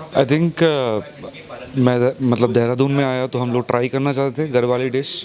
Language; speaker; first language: Hindi; non-native, local second language; Bangla